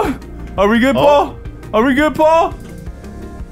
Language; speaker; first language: English; native; English